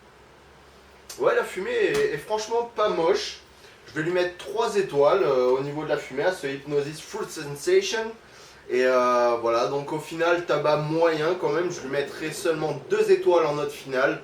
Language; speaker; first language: French; native; French